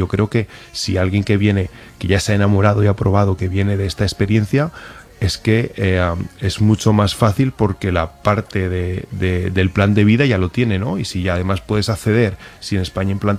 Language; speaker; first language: Spanish; native; Spanish